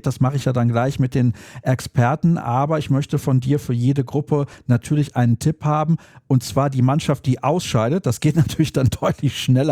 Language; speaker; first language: German; native; German